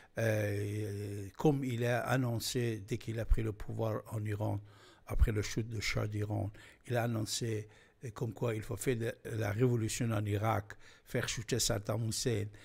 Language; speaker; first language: French; non-native, fluent; Persian